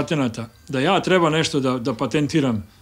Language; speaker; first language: Bosnian; native; Bosnian